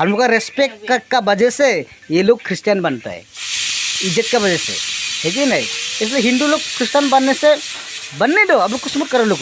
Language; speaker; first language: Hindi; non-native, local second language; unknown